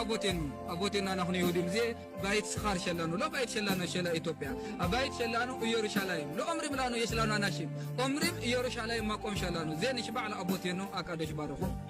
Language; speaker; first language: Hebrew; non-native, learner; Amharic